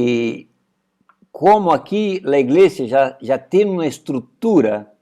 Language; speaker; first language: Spanish; non-native, fluent; Portuguese